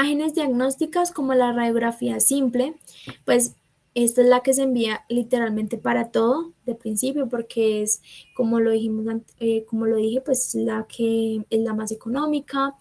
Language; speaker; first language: Spanish; native; Spanish